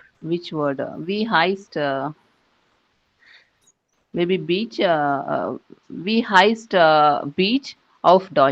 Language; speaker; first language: German; non-native, learner; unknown